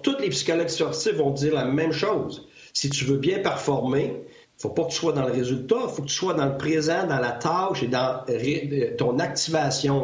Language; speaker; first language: French; native; French